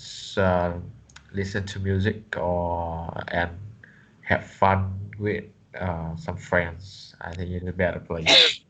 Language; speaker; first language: English; non-native, learner; Vietnamese